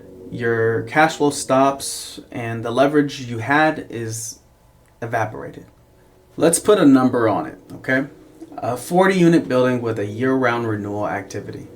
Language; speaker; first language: English; native; English